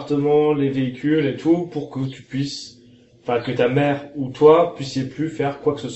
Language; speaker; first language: French; native; French